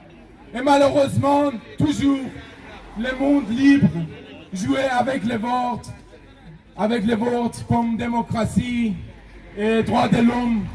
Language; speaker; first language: French; non-native, learner; Persian